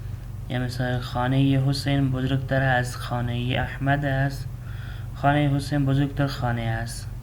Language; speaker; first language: Persian; non-native, fluent; Urdu